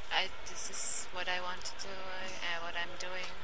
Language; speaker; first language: English; non-native, fluent; Croatian